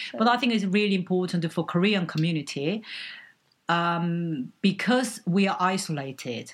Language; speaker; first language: English; non-native, fluent; Korean